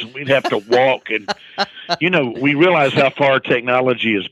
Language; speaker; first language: English; native; English